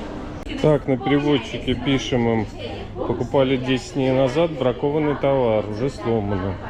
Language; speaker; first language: Russian; native; Russian